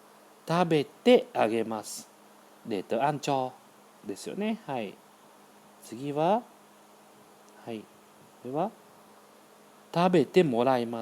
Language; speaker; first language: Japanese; non-native, fluent; Vietnamese